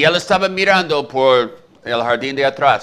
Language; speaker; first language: Spanish; native; Spanish